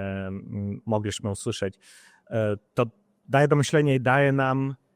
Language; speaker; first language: Polish; non-native, fluent; Ukrainian